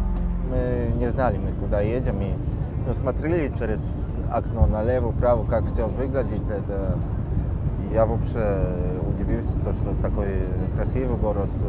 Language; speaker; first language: Russian; non-native, fluent; Polish